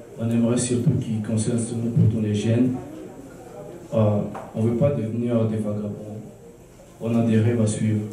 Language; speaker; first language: French; early bilingual, other home language; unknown